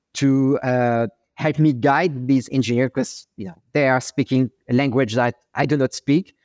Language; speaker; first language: English; non-native, fluent; French